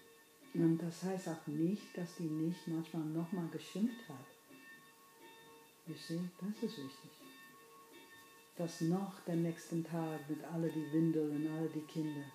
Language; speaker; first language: German; non-native, fluent; English